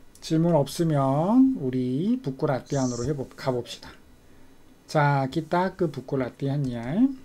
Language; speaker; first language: Korean; native; Korean